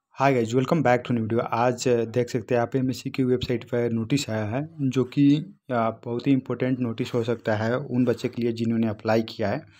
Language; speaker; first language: Hindi; non-native, local second language; Bhojpuri